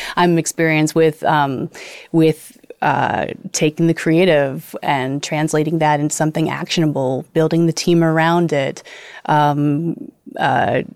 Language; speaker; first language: English; native; English